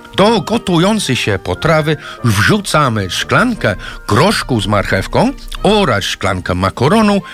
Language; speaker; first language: Polish; non-native, fluent; English